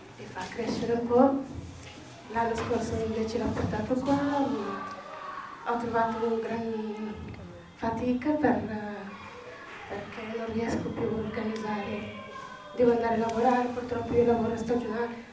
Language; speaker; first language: Italian; non-native, fluent; Arabic